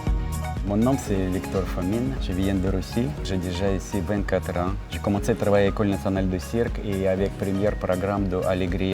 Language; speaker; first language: French; non-native, fluent; Russian